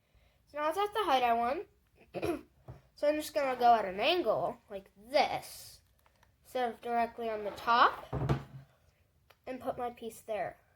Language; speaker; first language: English; native; English